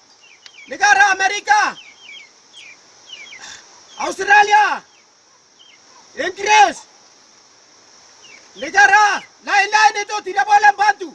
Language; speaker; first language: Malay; non-native, local second language; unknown